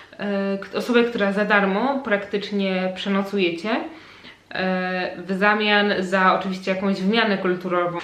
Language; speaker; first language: Polish; native; Polish